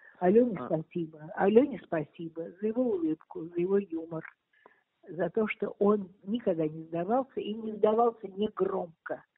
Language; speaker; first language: Russian; native; Russian